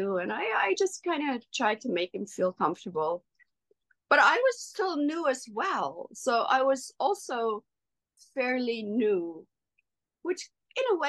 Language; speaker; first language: English; non-native, local second language; Afrikaans